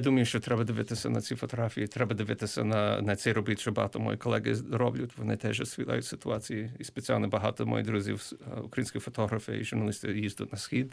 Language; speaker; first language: Ukrainian; early bilingual, heritage; English